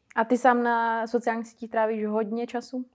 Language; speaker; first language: Czech; native; Czech